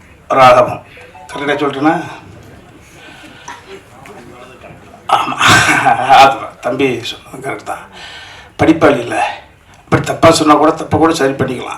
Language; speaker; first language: Tamil; native; Tamil